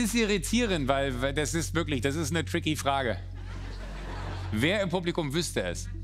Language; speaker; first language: German; native; German